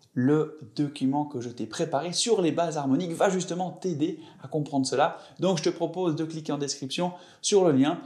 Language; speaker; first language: French; native; French